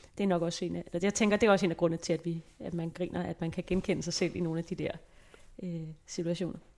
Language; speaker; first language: Danish; native; Danish